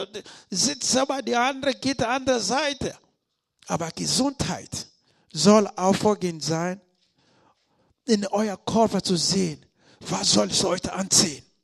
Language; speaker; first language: German; non-native, learner; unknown